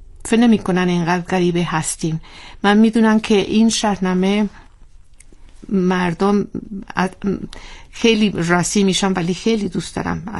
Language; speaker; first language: Persian; non-native, learner; Spanish